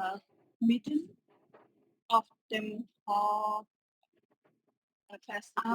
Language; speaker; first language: German; non-native, learner; Urdu